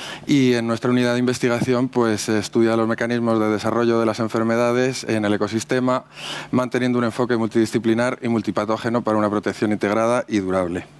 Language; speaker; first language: Spanish; native; Spanish